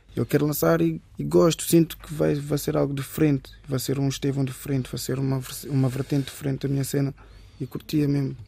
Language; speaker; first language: Portuguese; early bilingual, other home language; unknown